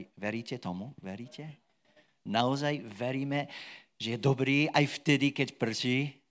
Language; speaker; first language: Slovak; non-native, fluent; English